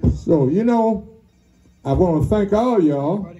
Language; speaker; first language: English; native; English